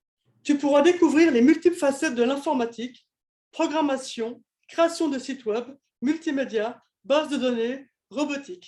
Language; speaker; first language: French; native; French